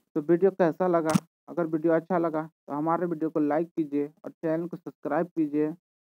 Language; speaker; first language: Hindi; native; Hindi